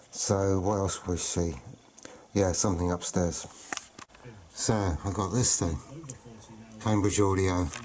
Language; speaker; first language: English; native; English